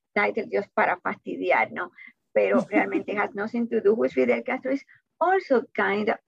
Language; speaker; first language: English; non-native, fluent; Spanish